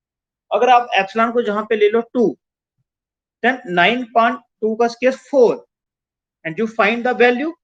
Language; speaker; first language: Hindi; non-native, local second language; Punjabi